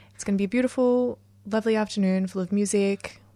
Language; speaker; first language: English; native; English